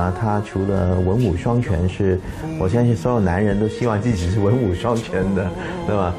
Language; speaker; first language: Chinese; non-native, local second language; Cantonese